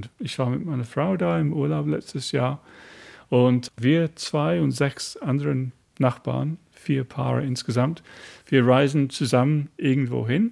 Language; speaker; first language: German; non-native, fluent; English